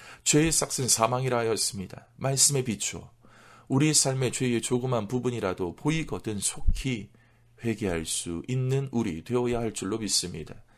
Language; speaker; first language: Korean; native; Korean